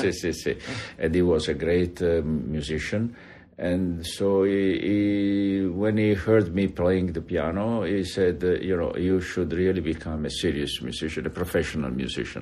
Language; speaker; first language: English; non-native, fluent; Italian